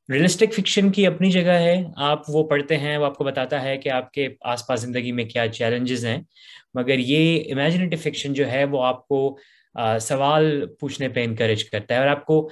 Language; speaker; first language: Urdu; native; Urdu